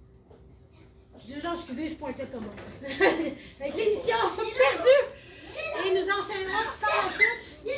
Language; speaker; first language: French; native; French